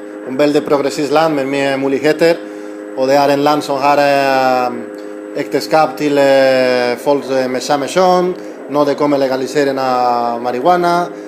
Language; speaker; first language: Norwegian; non-native, learner; Spanish